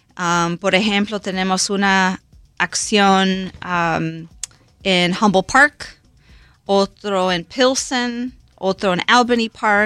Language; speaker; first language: Spanish; early bilingual, heritage; Spanish